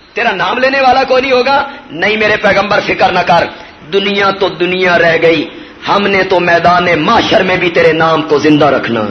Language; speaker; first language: Urdu; non-native, local second language; Punjabi